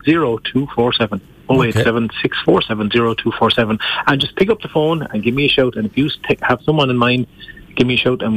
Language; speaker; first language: English; native; English